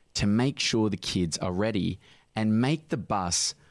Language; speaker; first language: English; native; English